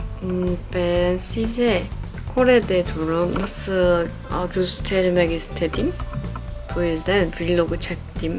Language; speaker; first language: Turkish; non-native, learner; Korean